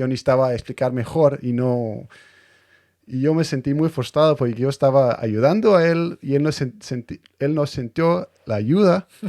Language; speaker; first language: Spanish; non-native, fluent; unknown